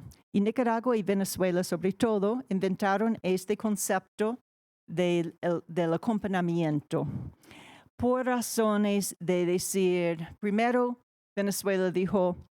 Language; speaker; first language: Spanish; non-native, fluent; English